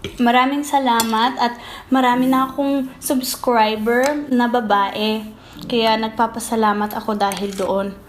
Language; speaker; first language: Filipino; non-native, fluent; English